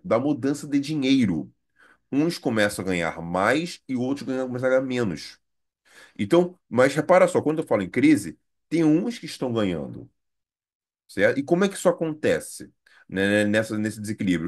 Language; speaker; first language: Portuguese; native; Portuguese